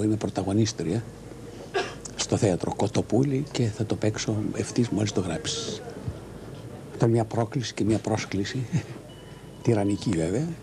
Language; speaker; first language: Greek; native; Greek